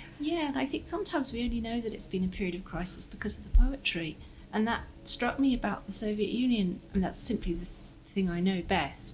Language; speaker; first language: English; native; English